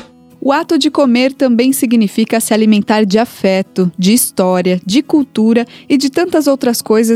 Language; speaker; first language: Portuguese; native; Portuguese